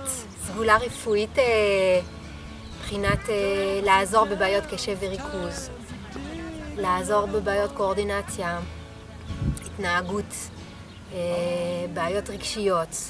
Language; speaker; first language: Hebrew; non-native, fluent; French